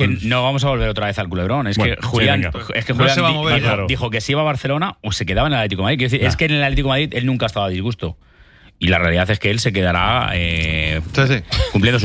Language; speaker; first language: Spanish; native; Spanish